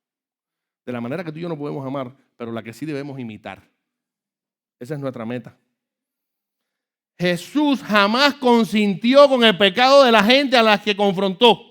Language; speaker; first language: Spanish; native; Spanish